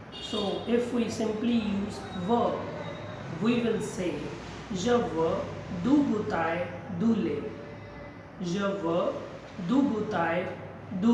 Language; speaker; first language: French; non-native, fluent; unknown